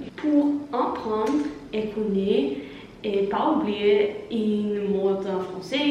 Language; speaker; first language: French; non-native, learner; Norwegian